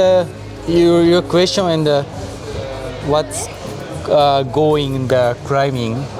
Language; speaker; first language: English; non-native, learner; Japanese